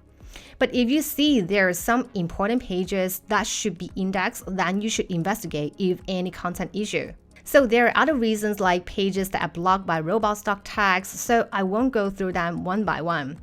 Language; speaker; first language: English; non-native, fluent; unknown